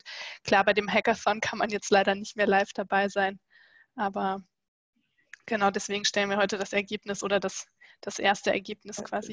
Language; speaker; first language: German; native; German